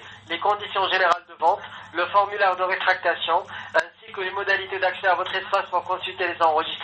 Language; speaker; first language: French; native; French